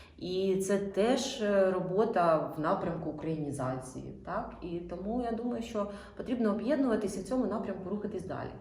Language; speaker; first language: Ukrainian; non-native, local second language; Russian